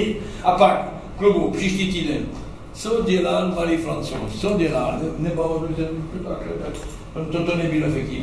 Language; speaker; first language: Czech; non-native, learner; French